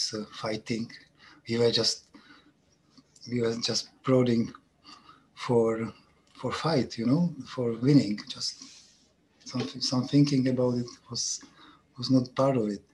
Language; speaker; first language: English; non-native, learner; Czech